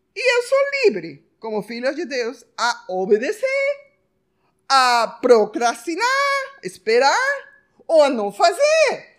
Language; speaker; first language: Portuguese; non-native, fluent; Spanish